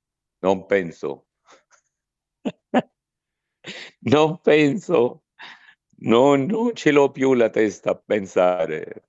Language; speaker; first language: Italian; non-native, fluent; Arabic